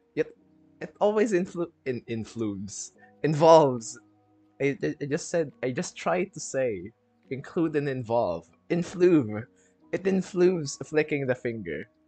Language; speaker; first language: English; non-native, local second language; Filipino